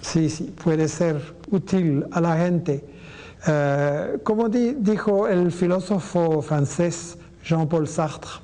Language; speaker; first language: Spanish; non-native, fluent; French